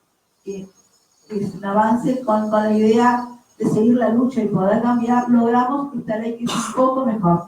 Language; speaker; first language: Spanish; native; Spanish